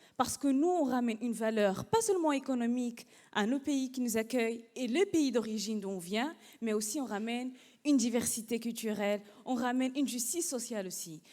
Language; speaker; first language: French; non-native, local second language; Arabic